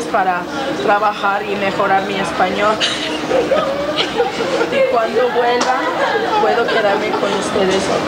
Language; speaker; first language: Spanish; non-native, learner; English